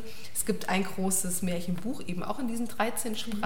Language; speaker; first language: German; native; German